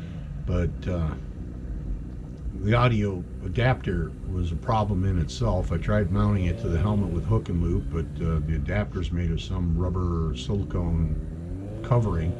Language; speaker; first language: English; native; English